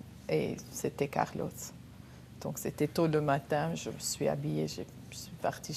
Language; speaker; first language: French; non-native, local second language; Arabic